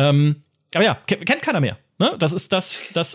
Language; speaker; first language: German; native; German